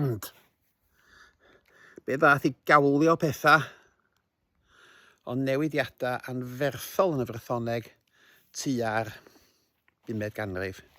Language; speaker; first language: Welsh; native; Welsh